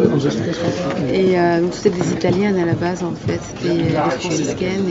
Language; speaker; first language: French; non-native, fluent; Arabic